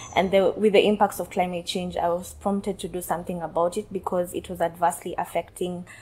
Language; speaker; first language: English; non-native, local second language; Kalenjin